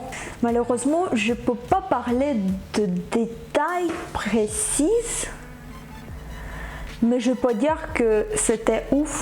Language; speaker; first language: French; non-native, fluent; Ukrainian